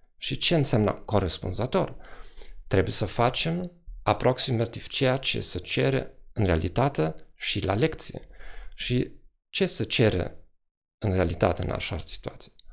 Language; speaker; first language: Romanian; non-native, fluent; German